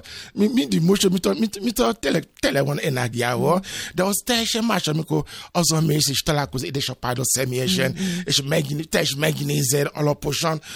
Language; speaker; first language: Hungarian; non-native, fluent; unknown